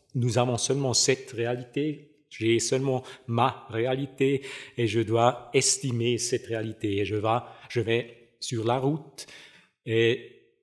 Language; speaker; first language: French; non-native, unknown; German